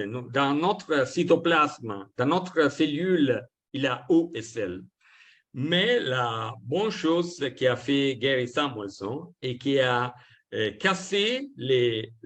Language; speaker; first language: French; non-native, learner; Italian